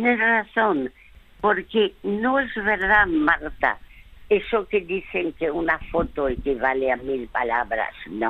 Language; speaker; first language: Spanish; early bilingual, other home language; French